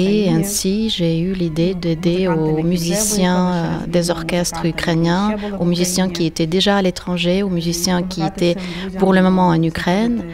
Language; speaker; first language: French; non-native, fluent; Ukrainian